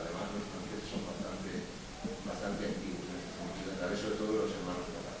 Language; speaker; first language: Spanish; native; Spanish